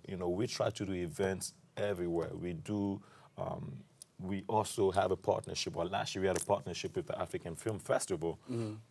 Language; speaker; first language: English; non-native, fluent; French